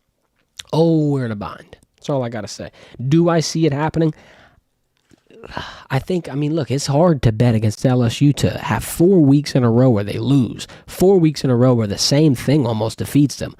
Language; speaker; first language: English; native; English